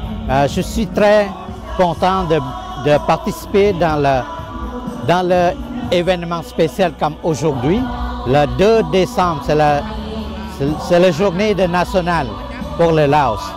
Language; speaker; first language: French; non-native, learner; Lao